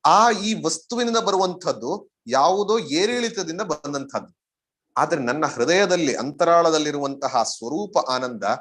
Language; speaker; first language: Kannada; native; Kannada